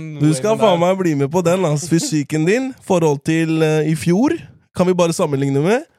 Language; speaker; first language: Norwegian; early bilingual, other home language; Latvian